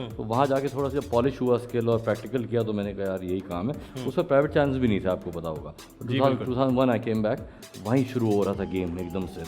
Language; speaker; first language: Urdu; native; Urdu